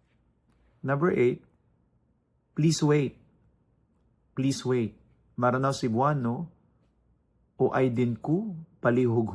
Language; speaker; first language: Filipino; non-native, local second language; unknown